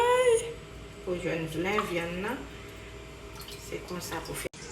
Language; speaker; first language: French; non-native, local second language; Haitian Creole